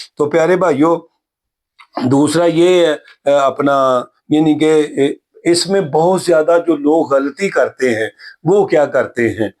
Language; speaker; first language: Urdu; non-native, local second language; Punjabi